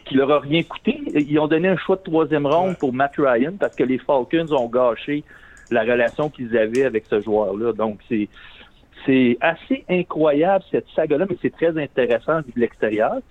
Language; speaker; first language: French; native; French